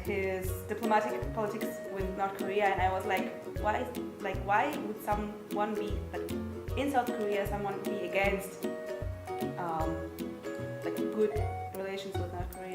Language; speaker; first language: English; non-native, fluent; German